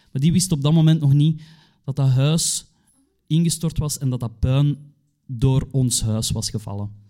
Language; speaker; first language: Dutch; native; Dutch